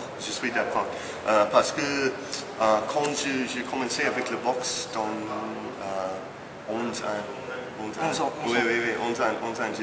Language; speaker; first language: French; non-native, learner; English